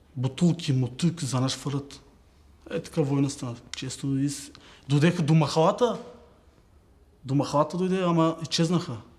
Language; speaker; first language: Bulgarian; non-native, local second language; Turkish